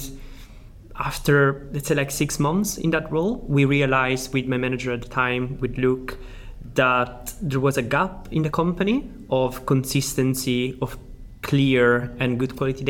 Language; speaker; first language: English; non-native, fluent; Italian